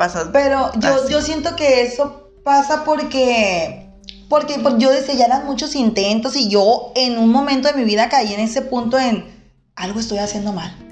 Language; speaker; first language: Spanish; native; Spanish